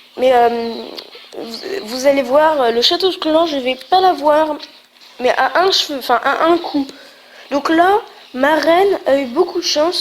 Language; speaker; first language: French; native; French